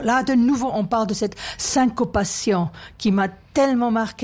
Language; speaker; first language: French; non-native, fluent; German